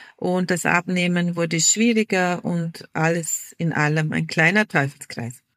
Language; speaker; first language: German; native; German